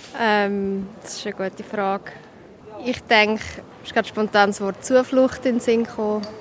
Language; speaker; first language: German; native; German